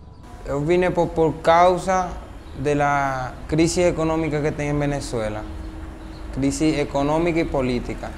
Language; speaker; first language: Portuguese; non-native, learner; Spanish